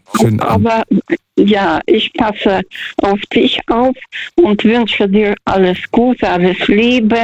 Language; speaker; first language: German; non-native, fluent; Russian